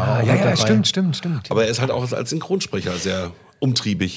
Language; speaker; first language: German; native; German